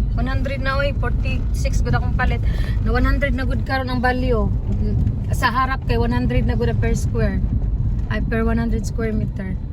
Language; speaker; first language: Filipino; non-native, local second language; Cebuano